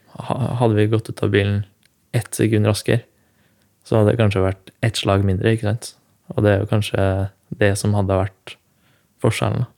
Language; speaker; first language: Norwegian; native; Norwegian